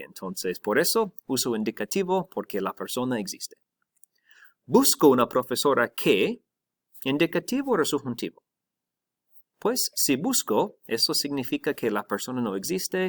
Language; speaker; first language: Spanish; non-native, fluent; English